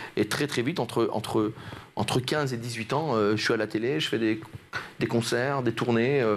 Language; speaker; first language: French; native; French